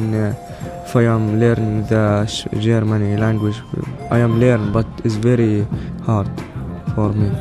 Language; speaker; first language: English; non-native, learner; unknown